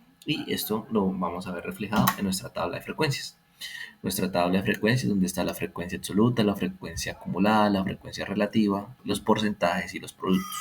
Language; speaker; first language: Spanish; native; Spanish